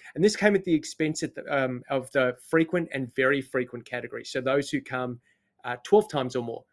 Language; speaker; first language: English; native; English